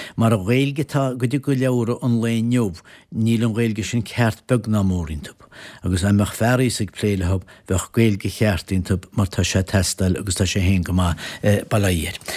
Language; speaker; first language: Irish; native; Irish